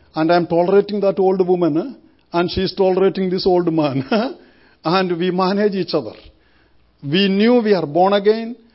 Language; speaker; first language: English; non-native, local second language; Malayalam